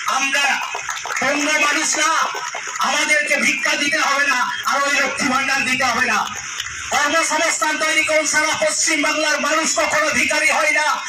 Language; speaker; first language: Bangla; non-native, local second language; Santali